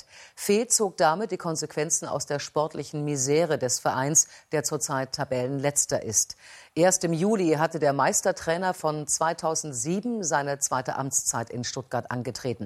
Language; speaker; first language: German; native; German